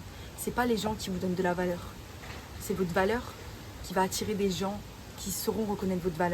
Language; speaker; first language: French; native; French